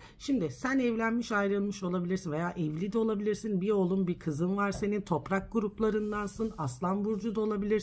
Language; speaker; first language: Turkish; early bilingual, heritage; Turkish